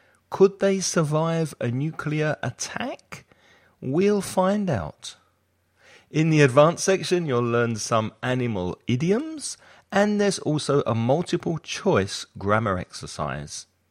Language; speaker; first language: English; native; English